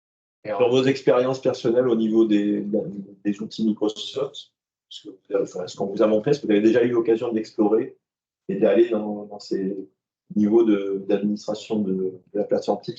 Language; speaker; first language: French; native; French